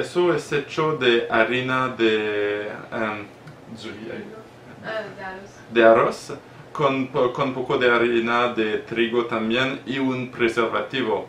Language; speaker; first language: Spanish; non-native, learner; French